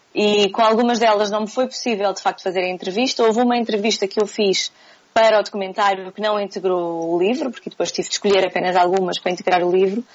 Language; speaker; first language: Portuguese; native; Portuguese